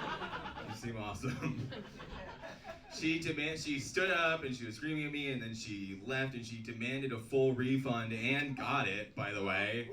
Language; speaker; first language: English; native; English